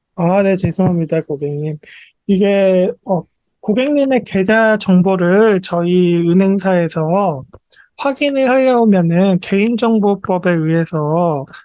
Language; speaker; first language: Korean; native; Korean